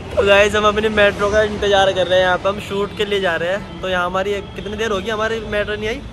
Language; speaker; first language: Hindi; native; Hindi